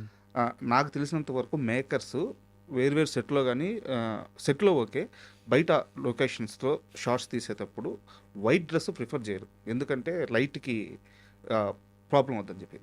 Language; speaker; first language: Telugu; native; Telugu